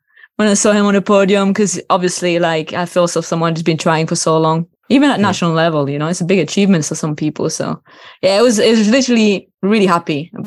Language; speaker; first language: English; non-native, fluent; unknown